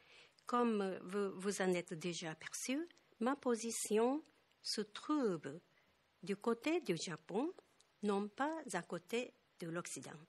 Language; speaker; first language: French; non-native, fluent; Japanese